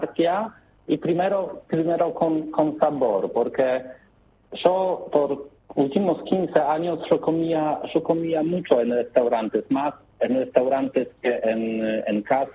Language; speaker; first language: Spanish; non-native, learner; Polish